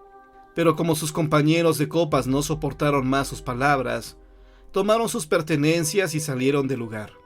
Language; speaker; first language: Spanish; native; Spanish